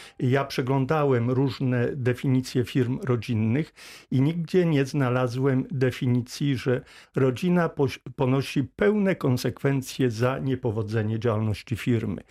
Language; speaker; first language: Polish; native; Polish